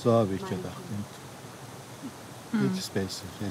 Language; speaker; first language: German; non-native, learner; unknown